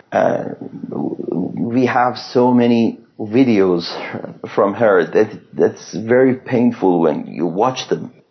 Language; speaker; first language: English; non-native, fluent; Persian